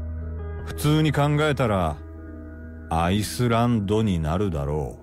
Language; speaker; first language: Japanese; native; Japanese